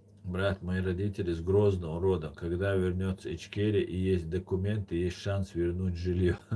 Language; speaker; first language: Russian; non-native, local second language; Chechen